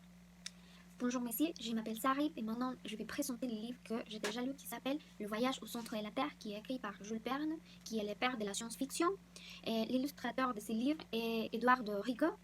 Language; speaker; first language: French; non-native, learner; Spanish